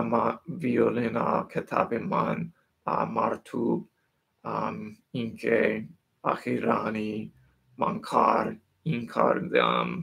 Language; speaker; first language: Persian; non-native, learner; English